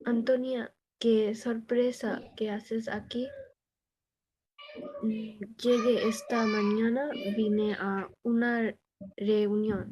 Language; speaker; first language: Spanish; non-native, learner; Bangla